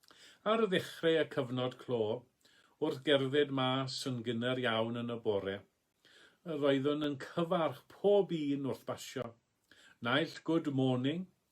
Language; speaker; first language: Welsh; native; Welsh